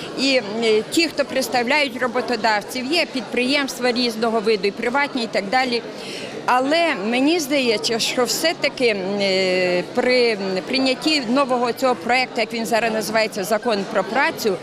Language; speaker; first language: Ukrainian; native; Ukrainian